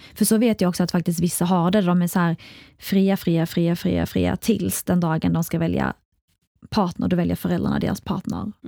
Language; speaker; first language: Swedish; early bilingual, other home language; Arabic